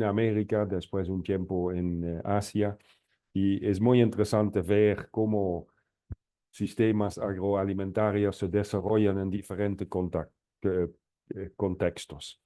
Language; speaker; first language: Spanish; non-native, fluent; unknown